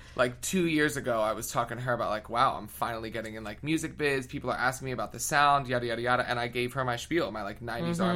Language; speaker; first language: English; native; English